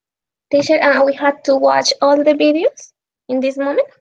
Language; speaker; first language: English; non-native, learner; Spanish